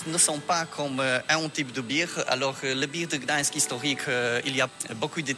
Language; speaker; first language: French; non-native, learner; Polish